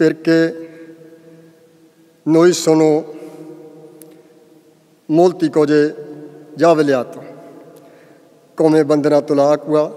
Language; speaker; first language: Italian; non-native, learner; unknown